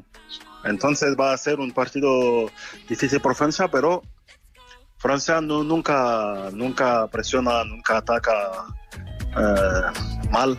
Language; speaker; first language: Spanish; non-native, fluent; French